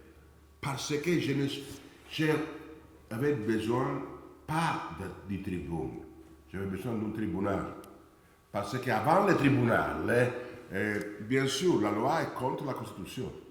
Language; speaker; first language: French; non-native, fluent; Italian